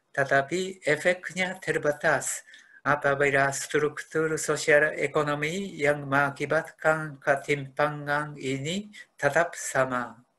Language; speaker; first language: Indonesian; non-native, fluent; Japanese